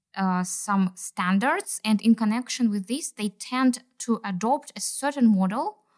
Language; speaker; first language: English; non-native, fluent; Kazakh